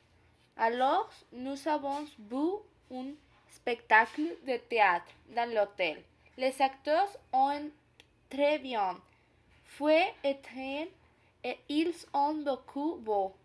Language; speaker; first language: French; non-native, learner; Spanish